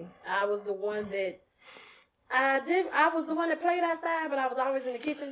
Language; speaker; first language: English; native; English